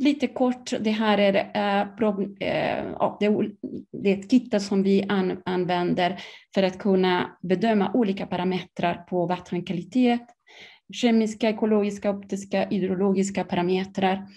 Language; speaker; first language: Swedish; non-native, fluent; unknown